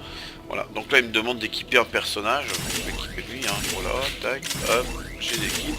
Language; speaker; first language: French; native; French